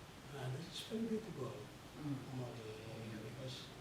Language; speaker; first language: English; non-native, learner; Sundanese